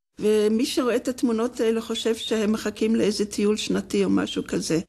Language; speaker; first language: Hebrew; non-native, fluent; Dutch